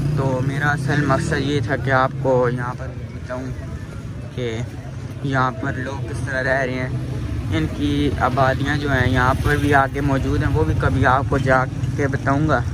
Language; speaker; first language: Urdu; non-native, local second language; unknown